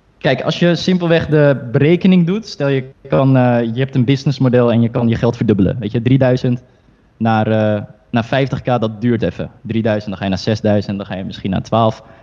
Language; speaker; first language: Dutch; early bilingual, other home language; Chinese